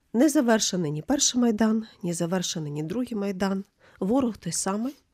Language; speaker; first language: Ukrainian; native; Ukrainian